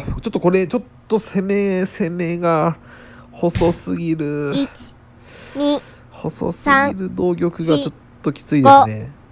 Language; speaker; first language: Japanese; native; Japanese